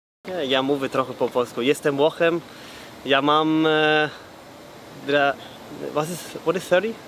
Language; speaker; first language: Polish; non-native, learner; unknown